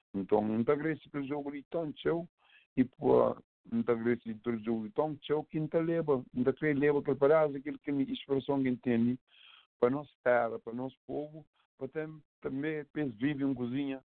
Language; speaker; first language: Portuguese; non-native, local second language; Kabuverdianu